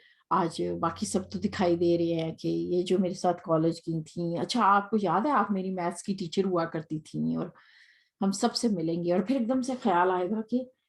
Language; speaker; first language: Urdu; native; Urdu